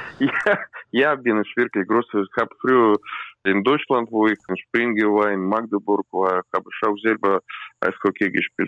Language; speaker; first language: German; non-native, learner; Russian